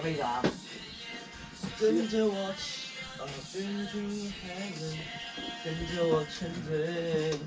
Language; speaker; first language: Chinese; native; Chinese